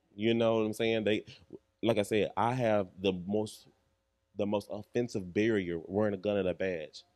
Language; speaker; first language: English; native; English